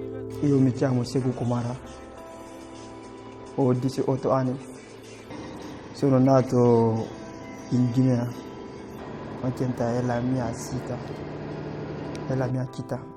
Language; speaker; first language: Italian; non-native, learner; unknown